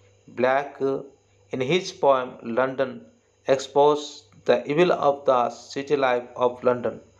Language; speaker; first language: English; non-native, local second language; Odia